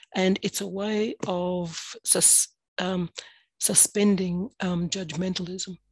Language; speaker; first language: English; native; English